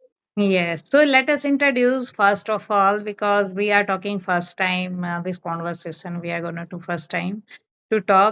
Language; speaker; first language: English; non-native, learner; Hindi